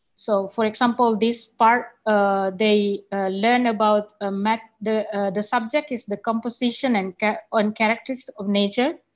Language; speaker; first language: English; non-native, fluent; Indonesian